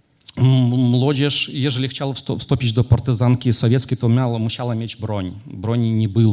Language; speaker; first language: Polish; non-native, fluent; Ukrainian